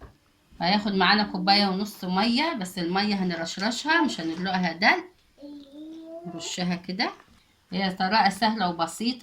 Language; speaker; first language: Arabic; native; Arabic